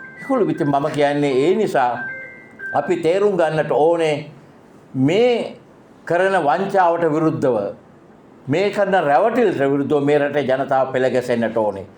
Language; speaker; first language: Sinhala; native; Sinhala